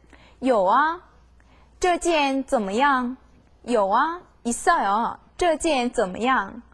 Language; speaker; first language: Chinese; non-native, fluent; Korean